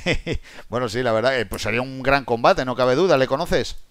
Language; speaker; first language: Spanish; native; Spanish